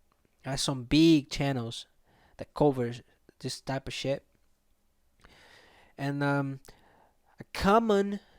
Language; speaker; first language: English; non-native, fluent; Portuguese